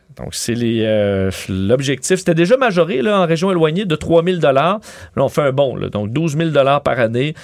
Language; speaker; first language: French; native; French